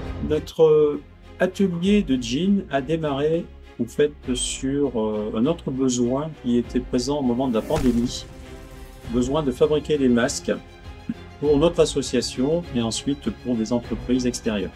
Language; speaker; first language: French; native; French